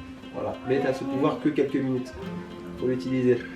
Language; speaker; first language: French; native; French